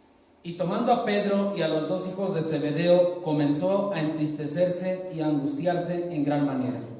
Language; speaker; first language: Spanish; native; Spanish